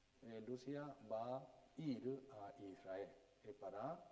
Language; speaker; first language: Spanish; non-native, fluent; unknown